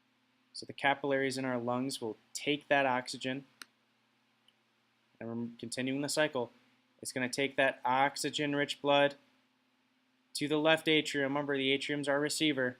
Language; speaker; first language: English; native; English